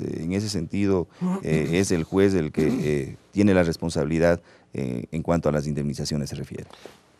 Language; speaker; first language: Spanish; native; Spanish